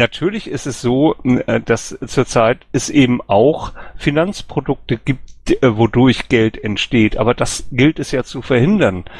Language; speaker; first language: German; native; German